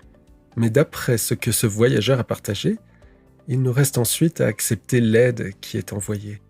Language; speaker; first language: French; native; French